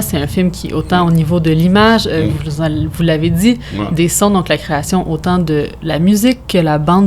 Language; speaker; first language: French; native; French